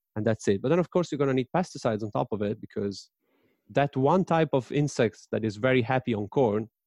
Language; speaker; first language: English; non-native, fluent; Italian